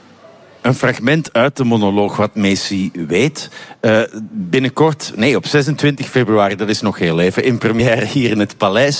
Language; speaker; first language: Dutch; native; Dutch